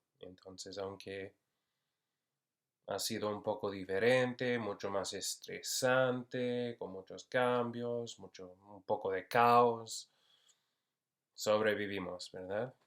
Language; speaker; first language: Spanish; non-native, fluent; English